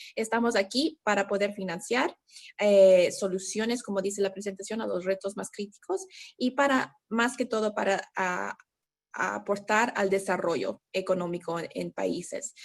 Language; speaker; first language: Spanish; early bilingual, heritage; Spanish